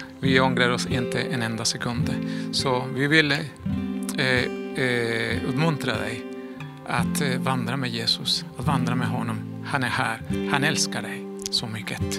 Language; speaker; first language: Swedish; non-native, fluent; Spanish